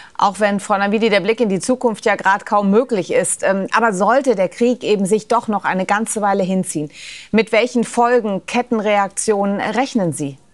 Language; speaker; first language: German; native; German